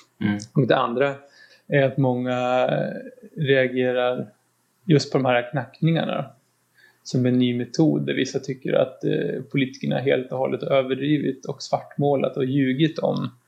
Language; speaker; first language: Swedish; native; Swedish